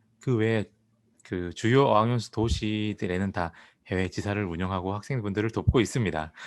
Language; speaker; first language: Korean; native; Korean